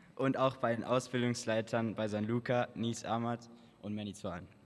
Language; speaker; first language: Spanish; native; Spanish